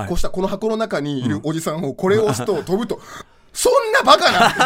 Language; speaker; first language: Japanese; non-native, fluent; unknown